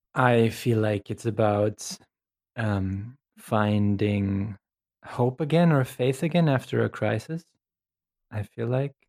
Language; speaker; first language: English; non-native, fluent; German